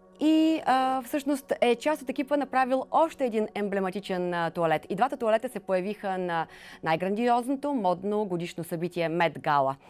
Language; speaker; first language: Bulgarian; native; Bulgarian